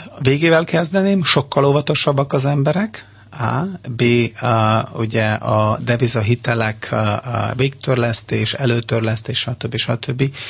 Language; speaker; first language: Hungarian; non-native, fluent; Serbian